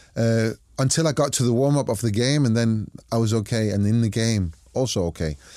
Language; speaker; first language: English; non-native, fluent; Danish